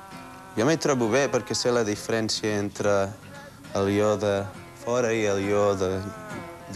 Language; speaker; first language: Catalan; early bilingual, heritage; Catalan